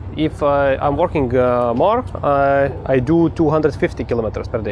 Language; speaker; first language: English; non-native, learner; Lithuanian